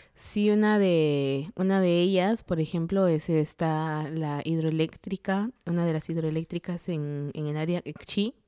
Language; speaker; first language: Spanish; non-native, local second language; Kaqchikel